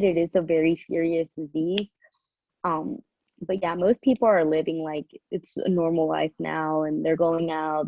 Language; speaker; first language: English; early bilingual, other home language; Spanish